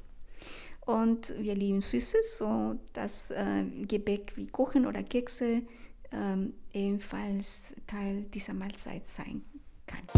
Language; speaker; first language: German; non-native, fluent; Spanish